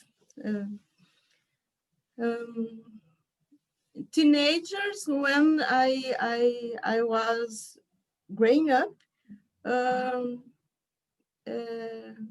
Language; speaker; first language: English; non-native, learner; Portuguese